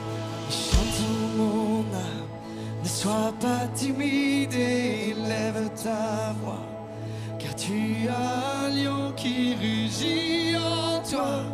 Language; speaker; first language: French; native; French